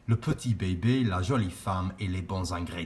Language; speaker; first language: French; non-native, fluent; English